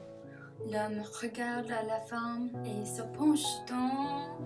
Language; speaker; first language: French; non-native, learner; English